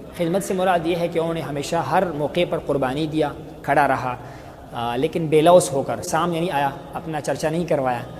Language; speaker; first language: Urdu; non-native, local second language; Pashto